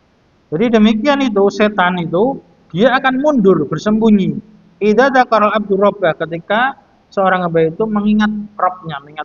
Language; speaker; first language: Indonesian; native; Indonesian